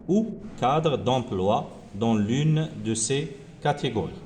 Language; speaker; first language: French; non-native, local second language; Arabic